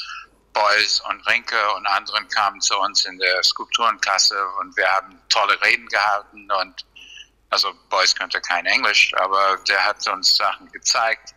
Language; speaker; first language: German; non-native, fluent; English